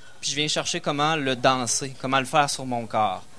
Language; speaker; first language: French; native; French